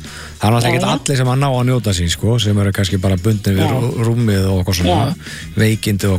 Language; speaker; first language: Icelandic; native; Icelandic